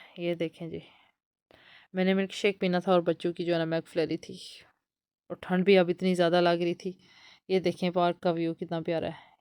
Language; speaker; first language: Urdu; non-native, local second language; Punjabi